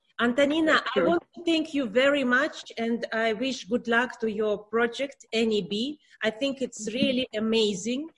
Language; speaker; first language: English; non-native, learner; Russian